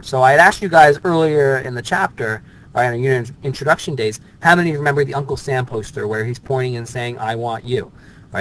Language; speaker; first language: English; native; English